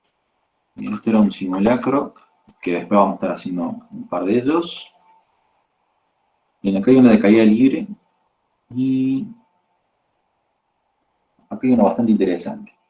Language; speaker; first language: Spanish; native; Spanish